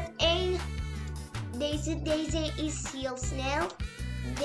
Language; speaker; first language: Dutch; early bilingual, other home language; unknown